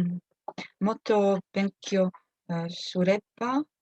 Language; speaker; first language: Japanese; non-native, learner; English